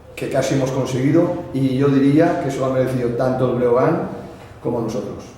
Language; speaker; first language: Spanish; non-native, local second language; Catalan